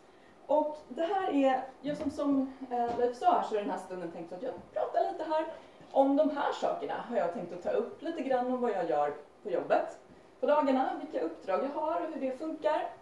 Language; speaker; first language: Swedish; native; Swedish